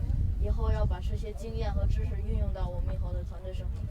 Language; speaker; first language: Chinese; native; Chinese